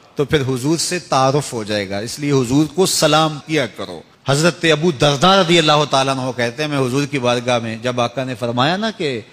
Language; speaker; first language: Urdu; non-native, local second language; Punjabi